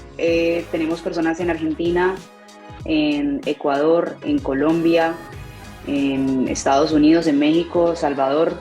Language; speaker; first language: Spanish; native; Spanish